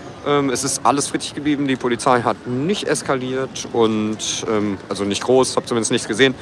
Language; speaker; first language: German; native; German